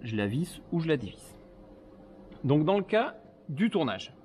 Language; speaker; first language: French; native; French